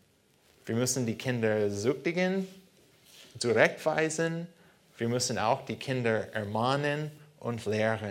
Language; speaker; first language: German; non-native, fluent; English